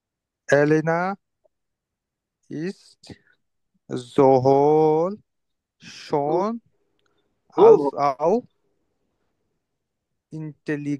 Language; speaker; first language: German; non-native, learner; Bangla